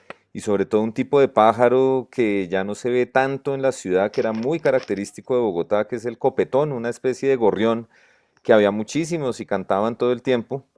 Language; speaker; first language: Spanish; native; Spanish